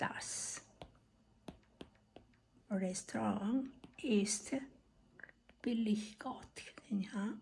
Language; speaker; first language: German; non-native, learner; Korean